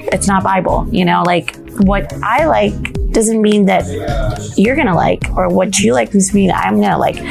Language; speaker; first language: English; non-native, fluent; Spanish